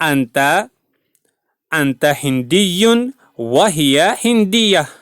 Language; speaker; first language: Arabic; non-native, fluent; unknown